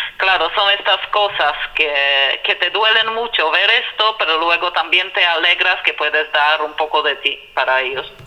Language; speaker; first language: Spanish; non-native, fluent; Polish